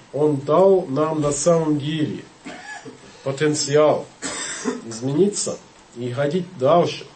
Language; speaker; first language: Russian; non-native, fluent; English